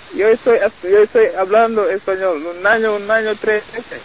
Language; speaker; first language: Spanish; non-native, learner; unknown